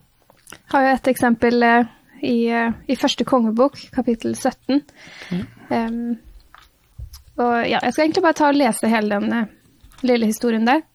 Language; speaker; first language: Norwegian; native; Norwegian